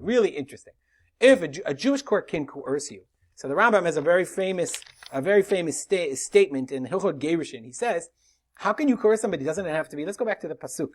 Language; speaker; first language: English; native; English